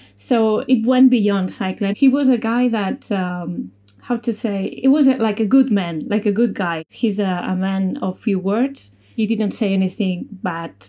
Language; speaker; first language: English; non-native, fluent; Spanish